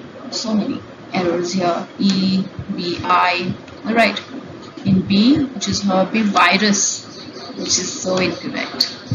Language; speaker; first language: English; non-native, local second language; Hindi